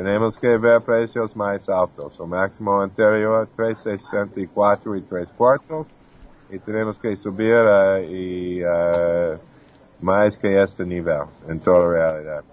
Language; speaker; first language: Portuguese; non-native, fluent; English